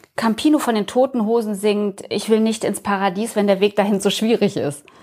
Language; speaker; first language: German; native; German